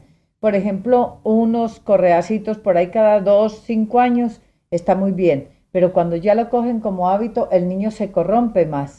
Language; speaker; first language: Spanish; native; Spanish